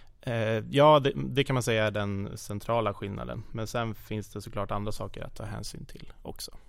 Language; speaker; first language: Swedish; native; Swedish